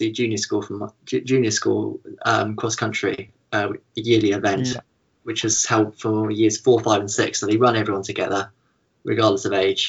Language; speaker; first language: English; native; English